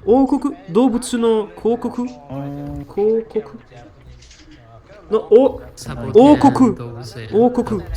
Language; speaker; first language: Japanese; non-native, learner; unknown